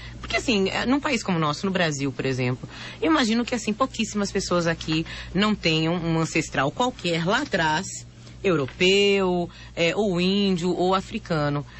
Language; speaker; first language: Portuguese; native; Portuguese